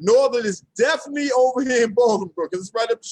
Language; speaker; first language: English; native; English